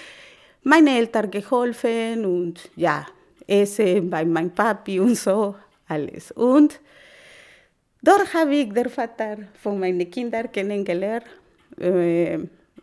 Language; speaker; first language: German; non-native, learner; Spanish